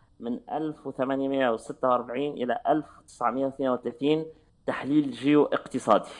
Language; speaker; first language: Arabic; native; Arabic